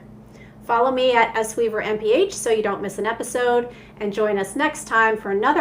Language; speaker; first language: English; native; English